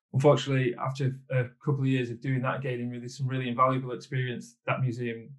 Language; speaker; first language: English; native; English